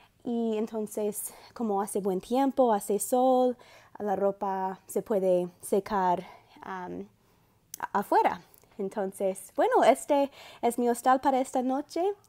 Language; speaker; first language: Spanish; non-native, fluent; English